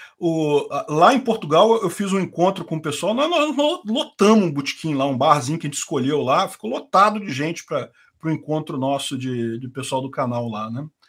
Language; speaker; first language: Portuguese; native; Portuguese